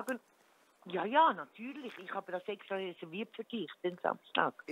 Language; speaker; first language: German; native; German